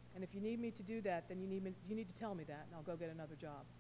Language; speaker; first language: English; native; English